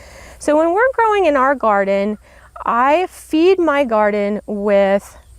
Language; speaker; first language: English; native; English